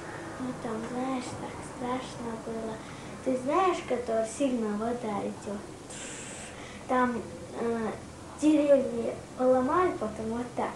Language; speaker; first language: Russian; non-native, local second language; Chechen